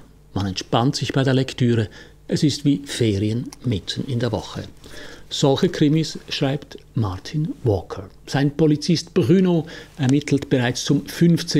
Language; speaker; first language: German; native; German